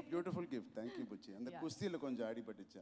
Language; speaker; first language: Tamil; non-native, local second language; Telugu